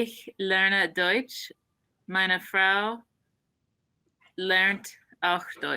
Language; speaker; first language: German; non-native, learner; English